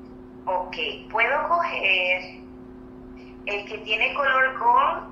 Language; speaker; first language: Spanish; native; Spanish